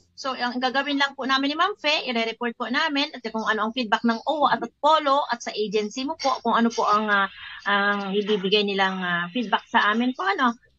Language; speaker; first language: Filipino; native; Filipino